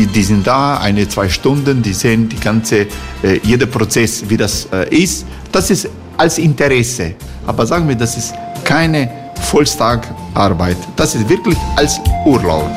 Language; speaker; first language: German; non-native, fluent; Croatian